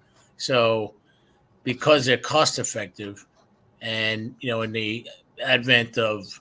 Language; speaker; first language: English; native; English